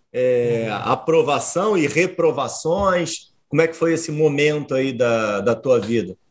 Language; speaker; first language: Portuguese; native; Portuguese